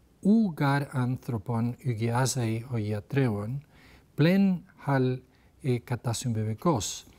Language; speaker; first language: Greek; non-native, fluent; Spanish